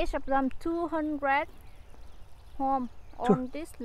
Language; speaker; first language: English; non-native, fluent; Vietnamese